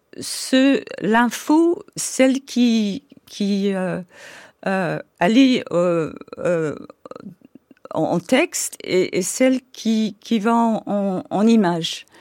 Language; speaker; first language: French; non-native, fluent; English